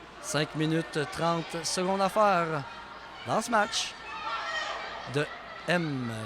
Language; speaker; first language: French; native; French